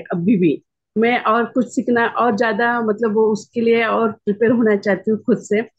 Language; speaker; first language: Hindi; non-native, local second language; Marathi